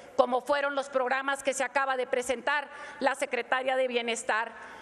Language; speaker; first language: Spanish; native; Spanish